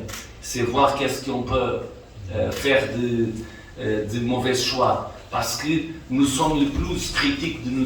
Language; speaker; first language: French; non-native, fluent; Portuguese